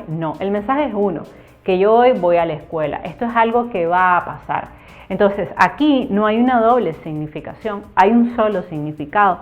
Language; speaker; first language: Spanish; native; Spanish